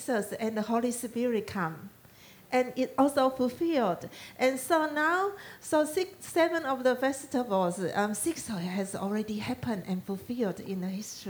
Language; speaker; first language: English; non-native, learner; Chinese